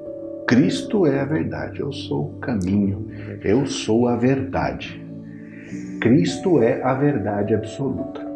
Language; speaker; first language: Portuguese; native; Portuguese